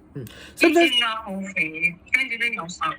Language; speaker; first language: Cantonese; non-native, learner; Indonesian